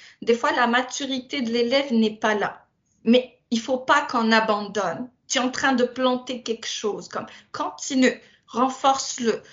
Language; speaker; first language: French; non-native, local second language; Berber languages